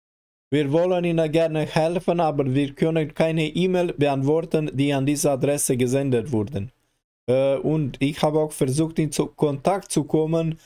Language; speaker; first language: German; non-native, learner; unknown